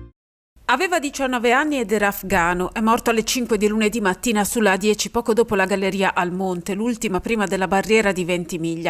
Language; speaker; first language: Italian; native; Italian